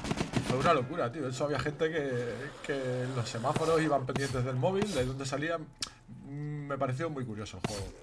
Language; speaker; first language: Spanish; native; Spanish